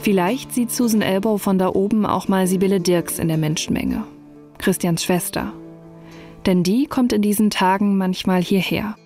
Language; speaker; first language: German; native; German